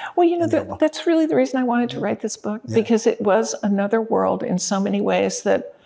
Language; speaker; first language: English; native; English